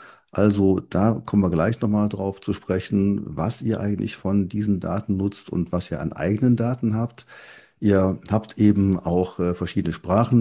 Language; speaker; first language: German; native; German